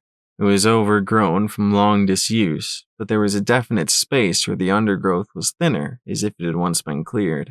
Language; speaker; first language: English; native; English